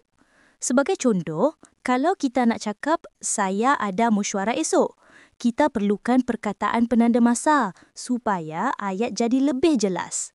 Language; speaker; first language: Malay; native; Malay